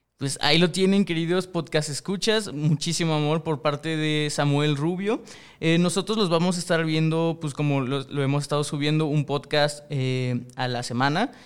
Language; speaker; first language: Spanish; native; Spanish